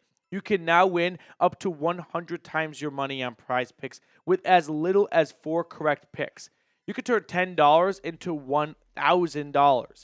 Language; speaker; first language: English; native; English